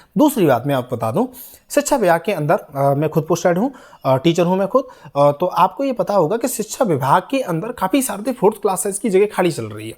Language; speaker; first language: Hindi; native; Hindi